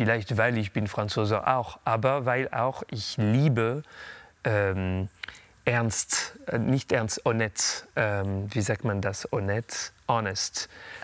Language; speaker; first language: German; non-native, learner; French